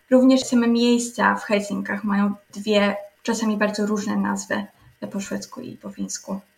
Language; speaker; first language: Polish; native; Polish